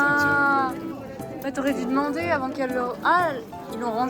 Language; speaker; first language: French; native; French